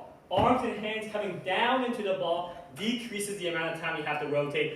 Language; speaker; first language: English; native; English